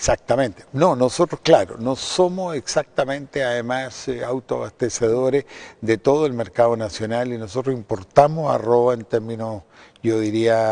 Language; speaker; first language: Spanish; native; Spanish